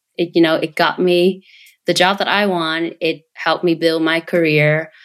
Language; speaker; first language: English; non-native, fluent; Vietnamese